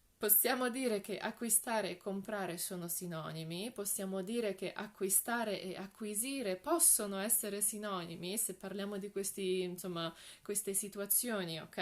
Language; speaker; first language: Italian; non-native, fluent; Polish